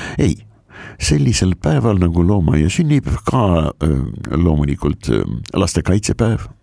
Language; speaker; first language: Estonian; non-native, local second language; Russian